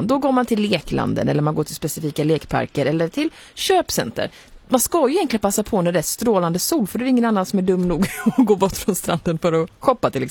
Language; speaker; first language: Swedish; native; Swedish